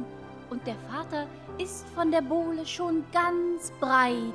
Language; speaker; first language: German; native; German